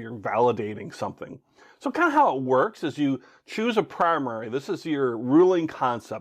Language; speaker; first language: English; native; English